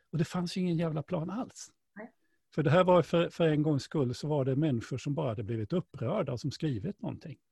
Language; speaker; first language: Swedish; native; Swedish